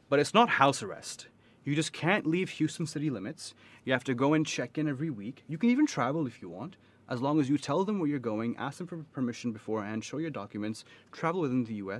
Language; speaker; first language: English; early bilingual, other home language; Urdu